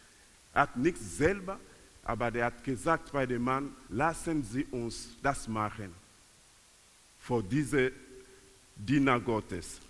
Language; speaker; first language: German; non-native, learner; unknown